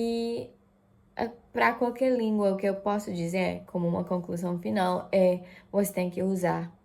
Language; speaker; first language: Portuguese; non-native, fluent; Japanese